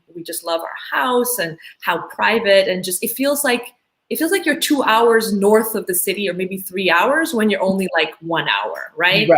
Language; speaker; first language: English; early bilingual, other home language; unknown